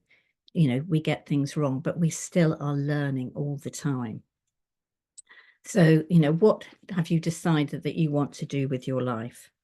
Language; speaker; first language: English; native; English